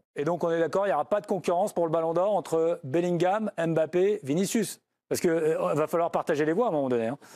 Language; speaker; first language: French; native; French